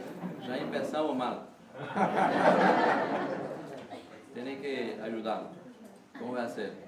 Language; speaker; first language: Spanish; non-native, learner; Portuguese